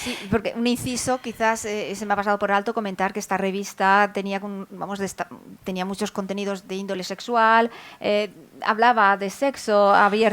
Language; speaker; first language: Spanish; native; Spanish